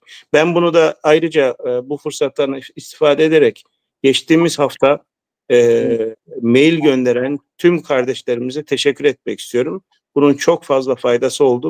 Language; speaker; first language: Turkish; early bilingual, heritage; Turkish